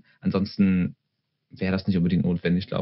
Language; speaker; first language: German; native; German